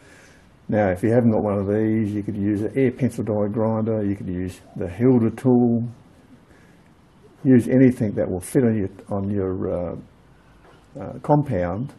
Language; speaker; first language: English; native; English